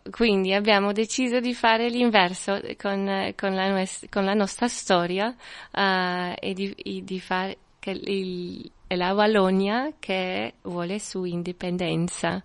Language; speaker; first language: Italian; non-native, fluent; French